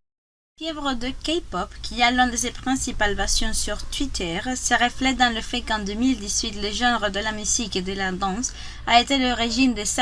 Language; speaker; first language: French; non-native, learner; Spanish